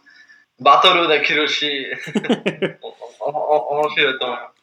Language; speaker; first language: Japanese; non-native, learner; English